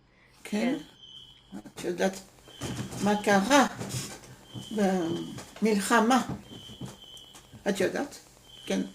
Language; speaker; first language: Hebrew; non-native, learner; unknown